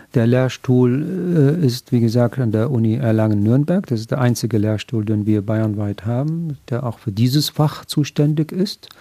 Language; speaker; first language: German; non-native, fluent; Arabic